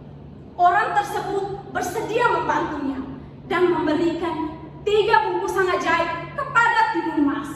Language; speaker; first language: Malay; non-native, learner; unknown